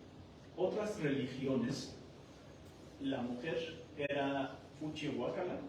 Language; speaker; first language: Spanish; non-native, fluent; Persian